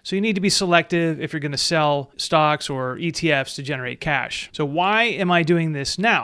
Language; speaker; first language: English; native; English